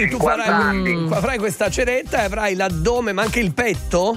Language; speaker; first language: Italian; native; Italian